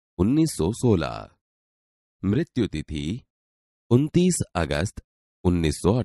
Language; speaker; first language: Hindi; non-native, local second language; Gujarati